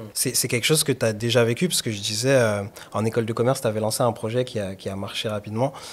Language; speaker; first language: French; native; French